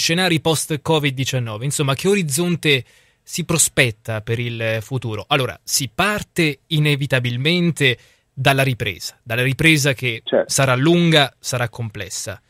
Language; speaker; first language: Italian; native; Italian